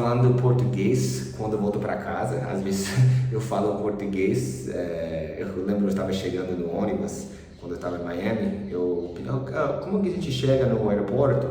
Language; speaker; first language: Portuguese; early bilingual, other home language; English